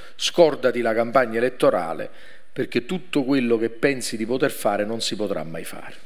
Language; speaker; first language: Italian; native; Italian